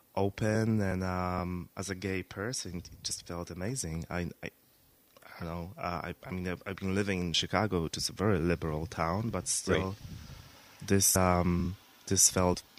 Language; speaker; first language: English; non-native, fluent; Polish